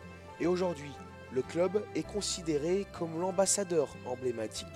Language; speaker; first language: French; native; French